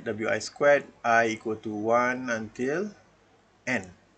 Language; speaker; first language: English; non-native, local second language; Malay